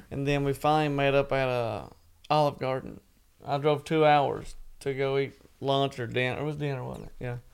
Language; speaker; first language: English; native; English